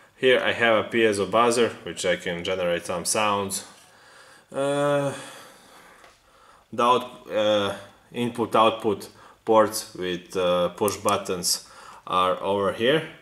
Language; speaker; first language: English; non-native, fluent; Serbian